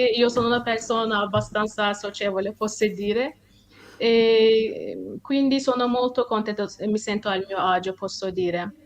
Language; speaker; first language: Italian; non-native, fluent; Turkish